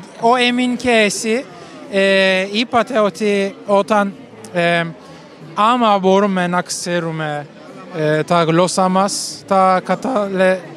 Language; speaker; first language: Greek; non-native, learner; Turkish